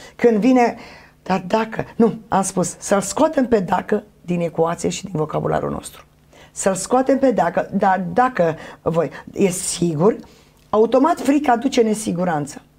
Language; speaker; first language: Romanian; native; Romanian